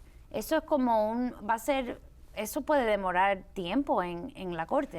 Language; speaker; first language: Spanish; early bilingual, heritage; Spanish